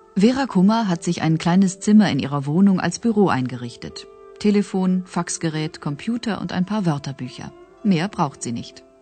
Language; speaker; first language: German; native; German